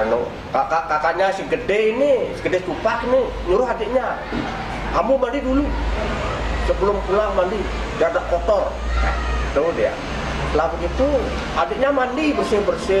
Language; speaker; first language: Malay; non-native, local second language; Balinese